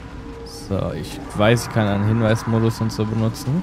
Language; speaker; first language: German; native; German